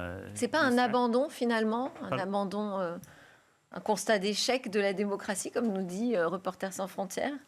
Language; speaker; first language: French; native; French